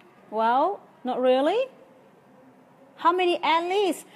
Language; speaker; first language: English; non-native, fluent; Vietnamese